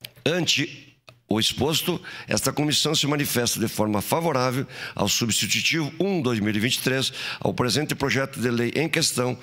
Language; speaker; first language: Portuguese; native; Portuguese